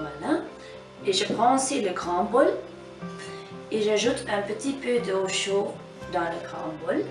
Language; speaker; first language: French; non-native, fluent; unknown